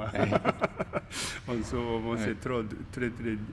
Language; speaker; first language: French; non-native, learner; Japanese